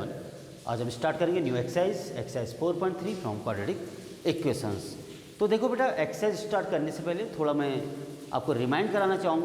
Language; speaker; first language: Hindi; native; Hindi